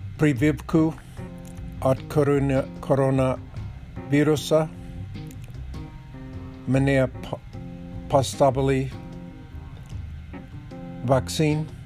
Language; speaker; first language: Russian; non-native, learner; English